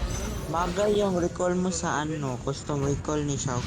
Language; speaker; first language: Filipino; native; Filipino